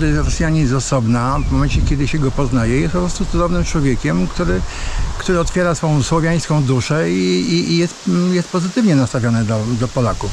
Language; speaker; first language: Polish; native; Polish